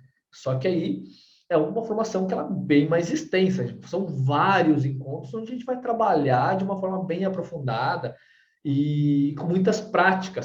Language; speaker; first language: Portuguese; native; Portuguese